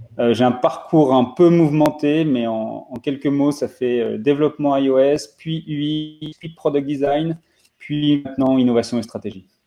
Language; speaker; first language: French; native; French